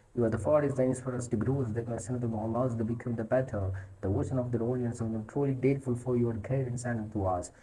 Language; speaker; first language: English; non-native, local second language; Malayalam